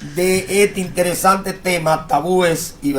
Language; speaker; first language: Spanish; native; Spanish